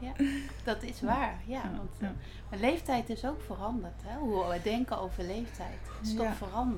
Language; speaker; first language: Dutch; native; Dutch